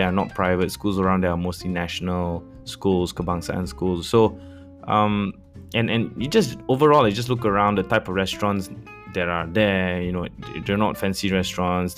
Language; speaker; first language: English; non-native, local second language; Malay